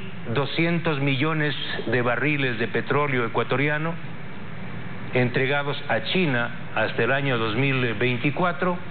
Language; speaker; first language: Spanish; native; Spanish